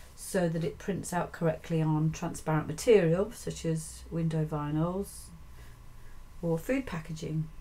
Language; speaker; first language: English; native; English